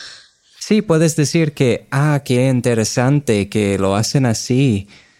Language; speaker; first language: Spanish; non-native, fluent; English